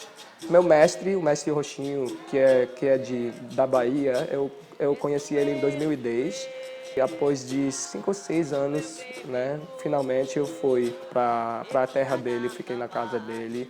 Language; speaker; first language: Portuguese; non-native, fluent; Filipino